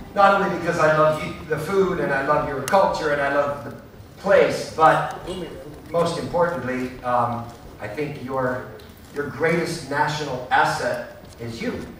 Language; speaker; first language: English; native; English